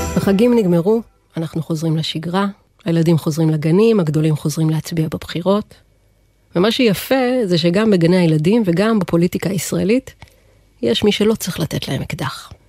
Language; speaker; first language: Hebrew; native; Hebrew